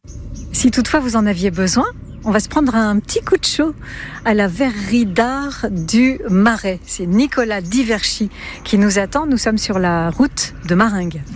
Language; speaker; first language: French; native; French